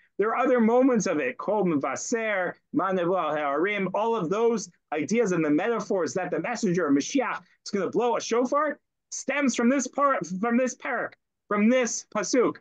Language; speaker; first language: English; native; English